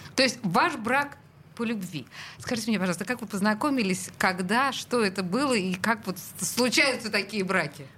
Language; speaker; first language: Russian; native; Russian